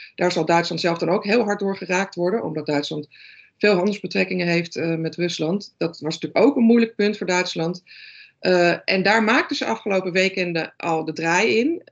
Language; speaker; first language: Dutch; native; Dutch